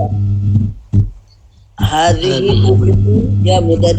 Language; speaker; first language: Arabic; non-native, learner; Bangla